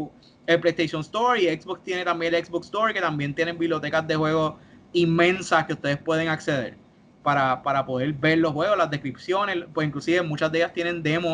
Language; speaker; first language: Spanish; native; Spanish